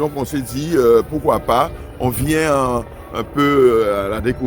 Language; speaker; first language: French; native; French